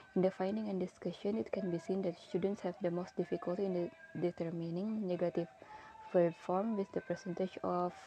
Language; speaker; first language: English; non-native, fluent; Indonesian